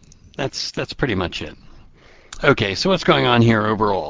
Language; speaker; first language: English; native; English